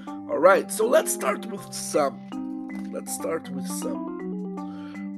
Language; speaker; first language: English; non-native, fluent; Portuguese